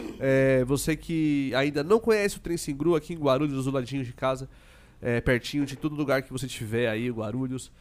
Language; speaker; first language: Portuguese; native; Portuguese